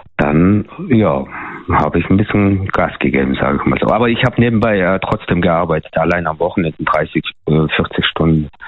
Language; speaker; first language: German; non-native, fluent; Mongolian